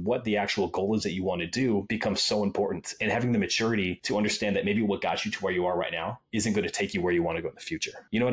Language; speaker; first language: English; native; English